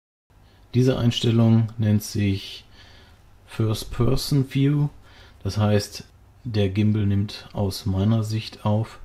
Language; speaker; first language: German; native; German